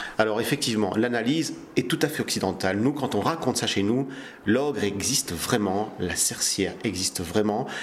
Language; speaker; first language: French; early bilingual, other home language; Kabyle